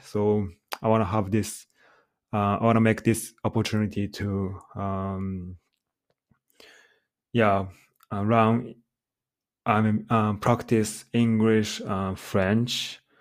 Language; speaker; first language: English; non-native, fluent; Japanese